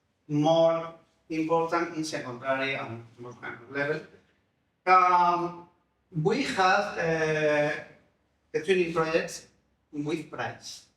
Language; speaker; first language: English; non-native, fluent; Spanish